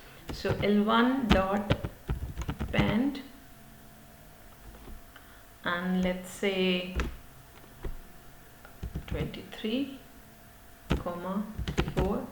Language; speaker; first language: English; non-native, local second language; Hindi